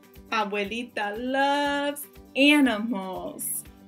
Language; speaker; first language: English; native; English